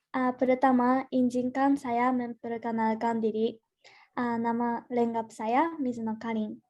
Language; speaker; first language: Indonesian; non-native, learner; Japanese